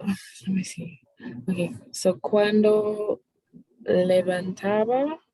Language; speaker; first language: Spanish; non-native, learner; English